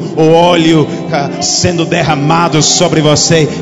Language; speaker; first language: Portuguese; non-native, fluent; English